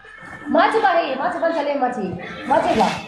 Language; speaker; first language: Arabic; non-native, local second language; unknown